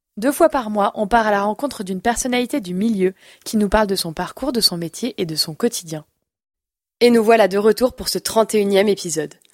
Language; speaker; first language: French; native; French